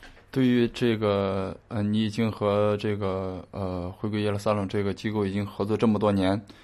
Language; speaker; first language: Chinese; native; Chinese